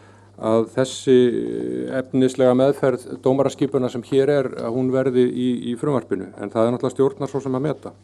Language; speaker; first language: Icelandic; native; Icelandic